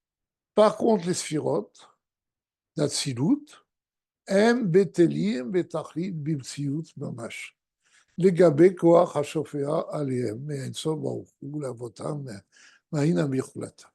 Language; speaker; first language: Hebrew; non-native, fluent; French